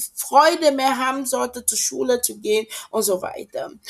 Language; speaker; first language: German; non-native, fluent; French